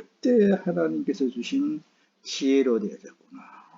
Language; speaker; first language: Korean; native; Korean